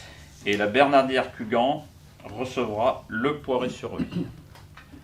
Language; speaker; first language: French; native; French